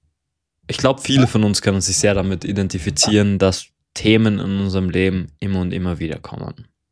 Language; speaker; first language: German; native; German